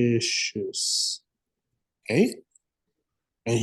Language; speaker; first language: English; non-native, fluent; Spanish